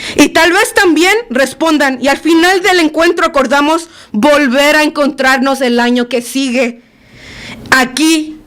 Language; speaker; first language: Spanish; early bilingual, other home language; English